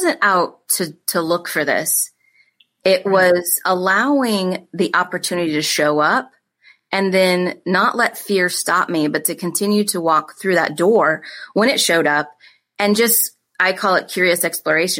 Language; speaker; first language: English; native; English